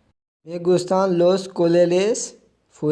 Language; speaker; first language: Spanish; non-native, fluent; Urdu